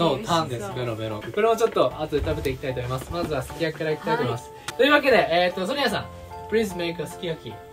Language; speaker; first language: Japanese; native; Japanese